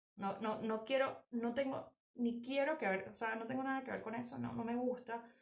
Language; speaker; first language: Spanish; native; Spanish